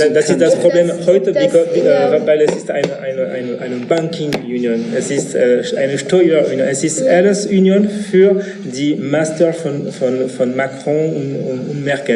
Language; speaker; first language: German; non-native, learner; French